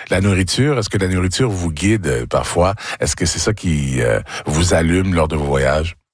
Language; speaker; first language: French; native; French